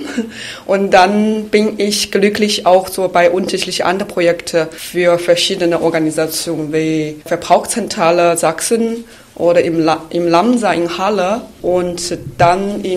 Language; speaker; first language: German; non-native, fluent; Chinese